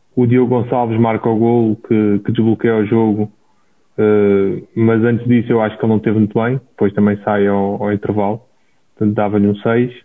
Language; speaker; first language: Portuguese; native; Portuguese